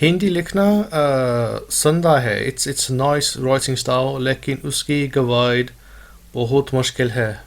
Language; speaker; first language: Hindi; non-native, learner; English